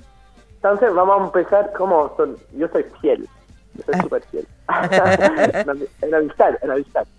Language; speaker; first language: Spanish; non-native, fluent; French